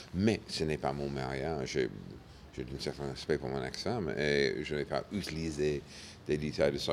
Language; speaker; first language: French; non-native, fluent; English